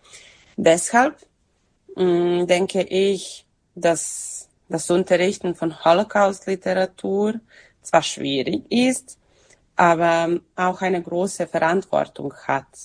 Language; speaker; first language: German; non-native, fluent; Serbian